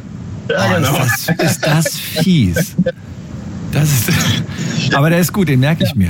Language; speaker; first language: German; native; German